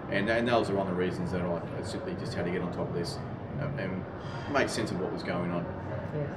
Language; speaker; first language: English; native; English